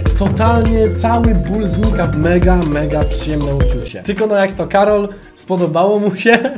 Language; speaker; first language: Polish; native; Polish